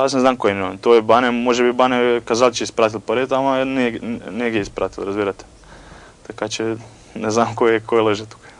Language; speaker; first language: Bulgarian; non-native, fluent; Croatian